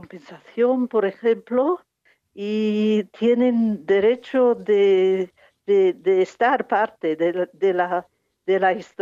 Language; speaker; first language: Spanish; non-native, fluent; English